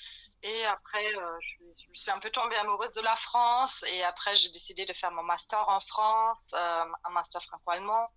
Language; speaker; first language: French; non-native, fluent; German